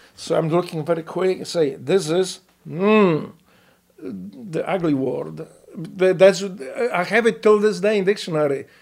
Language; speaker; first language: English; non-native, fluent; Polish